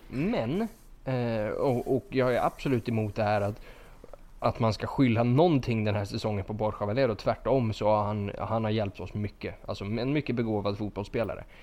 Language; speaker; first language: Swedish; native; Swedish